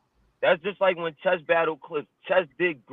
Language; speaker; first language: English; native; English